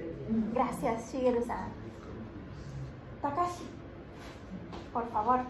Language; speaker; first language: Spanish; non-native, fluent; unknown